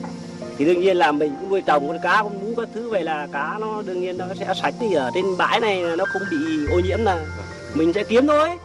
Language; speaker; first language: Vietnamese; native; Vietnamese